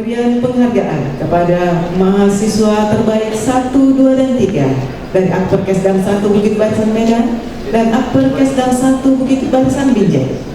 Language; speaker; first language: Indonesian; native; Indonesian